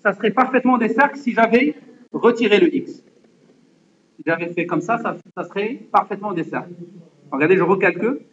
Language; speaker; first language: French; non-native, local second language; Arabic